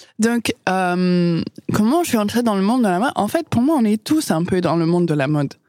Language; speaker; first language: French; non-native, fluent; English